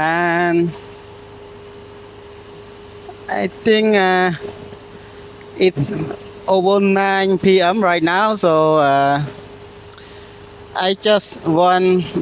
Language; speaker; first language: English; non-native, learner; Khmer